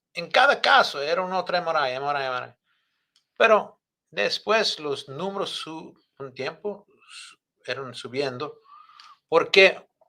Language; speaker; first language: Spanish; non-native, fluent; Italian